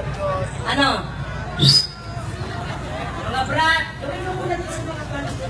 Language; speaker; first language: Filipino; native; Filipino